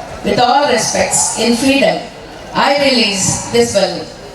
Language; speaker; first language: English; non-native, local second language; Telugu